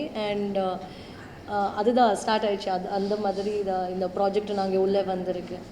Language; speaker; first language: Tamil; non-native, learner; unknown